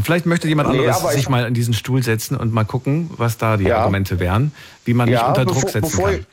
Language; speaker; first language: German; native; German